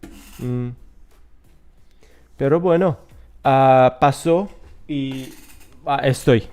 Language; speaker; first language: Spanish; non-native, fluent; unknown